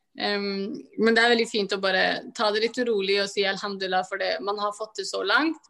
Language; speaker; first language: Norwegian; early bilingual, other home language; Somali